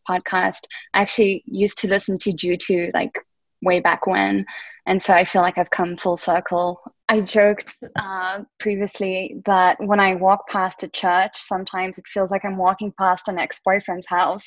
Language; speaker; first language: English; early bilingual, other home language; French